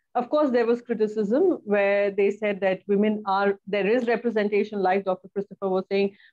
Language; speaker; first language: English; non-native, local second language; Hindi